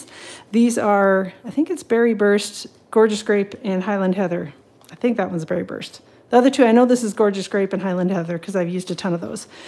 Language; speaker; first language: English; native; English